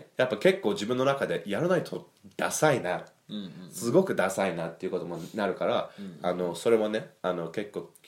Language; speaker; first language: Japanese; non-native, fluent; English